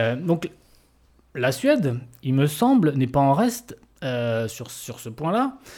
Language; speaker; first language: French; native; French